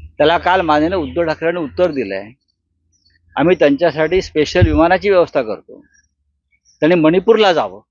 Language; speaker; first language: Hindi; non-native, local second language; Marathi